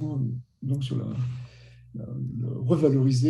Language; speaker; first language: French; native; French